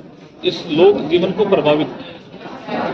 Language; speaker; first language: Hindi; native; Hindi